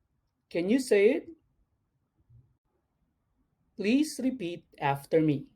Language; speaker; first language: English; non-native, local second language; Cebuano